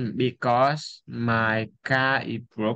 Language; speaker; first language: English; non-native, learner; Vietnamese